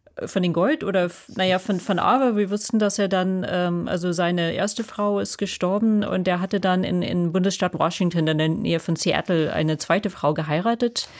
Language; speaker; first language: German; non-native, fluent; English